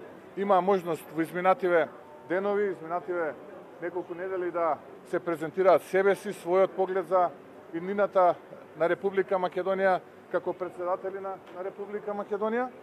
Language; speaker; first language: Macedonian; native; Macedonian